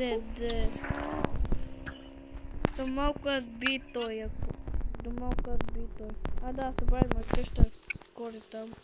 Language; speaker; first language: Bulgarian; non-native, learner; English